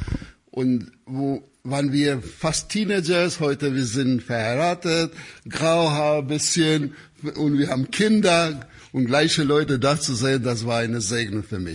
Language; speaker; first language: German; non-native, fluent; Albanian